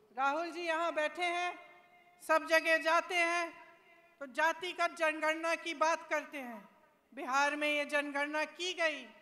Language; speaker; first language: Hindi; native; Hindi